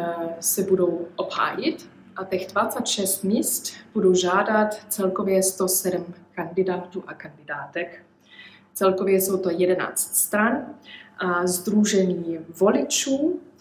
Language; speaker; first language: Czech; early bilingual, heritage; Czech